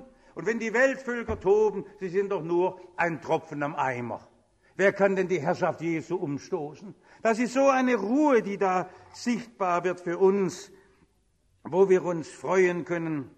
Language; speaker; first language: German; native; German